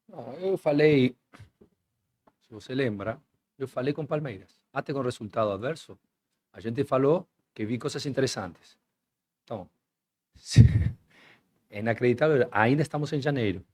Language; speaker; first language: Portuguese; non-native, learner; Spanish